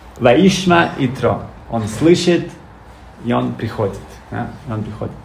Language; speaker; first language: Russian; early bilingual, heritage; Russian